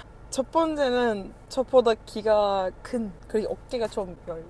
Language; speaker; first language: Korean; non-native, fluent; Turkish